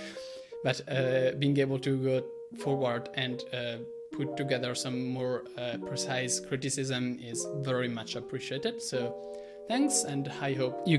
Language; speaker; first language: English; non-native, fluent; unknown